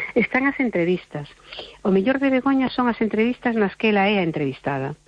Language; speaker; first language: Galician; non-native, local second language; Spanish